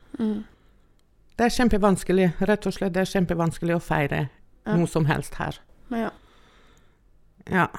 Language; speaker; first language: Norwegian; non-native, fluent; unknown